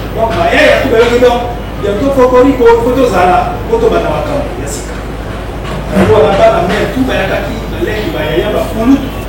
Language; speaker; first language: Lingala; native; Lingala